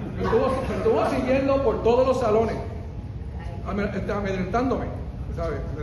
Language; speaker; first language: Spanish; early bilingual, heritage; Spanish